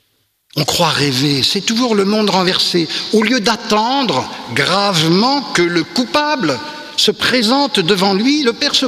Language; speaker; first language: French; native; French